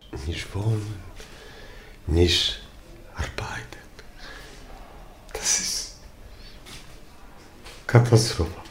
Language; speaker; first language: German; non-native, learner; Polish